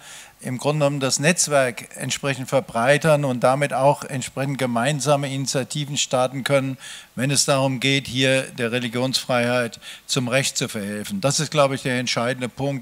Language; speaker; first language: German; native; German